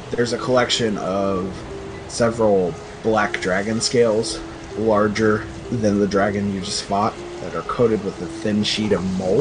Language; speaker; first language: English; native; English